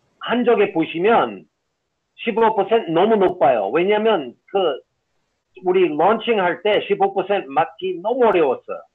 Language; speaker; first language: Korean; non-native, fluent; English